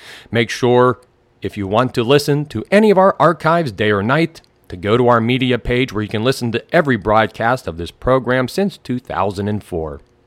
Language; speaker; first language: English; native; English